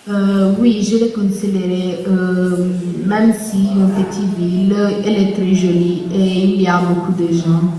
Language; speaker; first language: French; non-native, learner; Italian